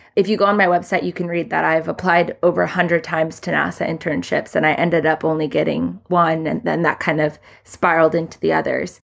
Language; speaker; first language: English; early bilingual, other home language; Hindi